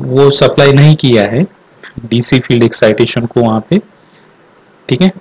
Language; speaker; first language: Hindi; non-native, local second language; Marathi